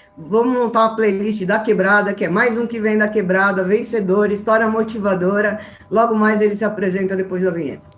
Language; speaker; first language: Portuguese; native; Portuguese